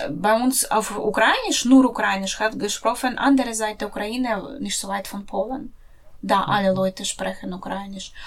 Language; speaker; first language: German; non-native, learner; Russian